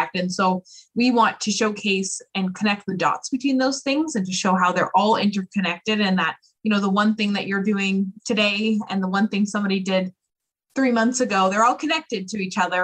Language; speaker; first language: English; native; English